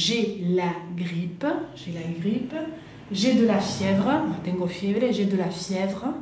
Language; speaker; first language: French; non-native, fluent; Spanish